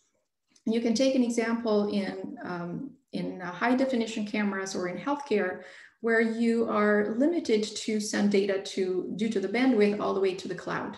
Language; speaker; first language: English; non-native, fluent; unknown